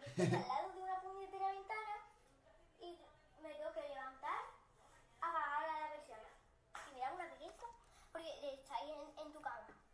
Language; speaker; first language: Spanish; native; Spanish